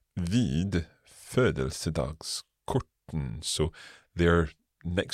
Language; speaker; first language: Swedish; non-native, learner; English